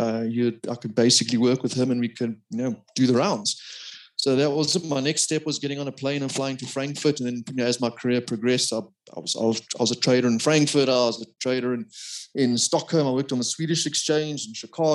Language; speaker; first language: English; native; English